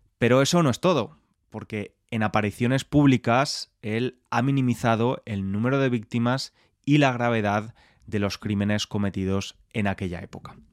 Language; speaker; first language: Spanish; native; Spanish